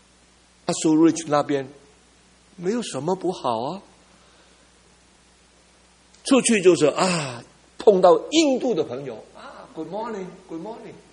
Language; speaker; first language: Chinese; early bilingual, heritage; Cantonese